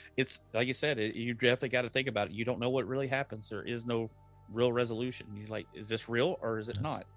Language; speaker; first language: English; native; English